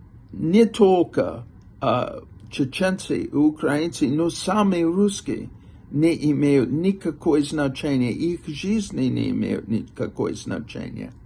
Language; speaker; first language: Russian; non-native, fluent; English